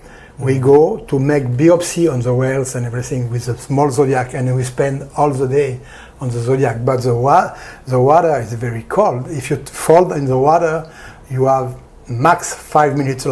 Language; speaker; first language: English; non-native, learner; French